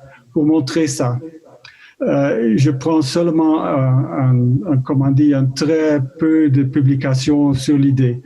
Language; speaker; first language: French; non-native, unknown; Dutch